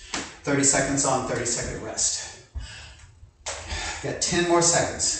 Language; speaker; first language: English; native; English